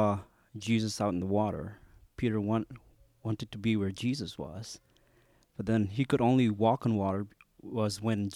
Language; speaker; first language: English; non-native, local second language; Khasi